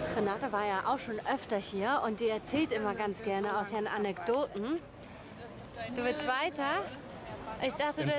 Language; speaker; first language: German; native; German